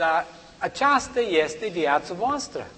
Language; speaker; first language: Romanian; non-native, learner; English